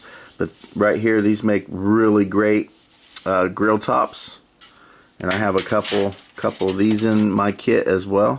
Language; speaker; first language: English; native; English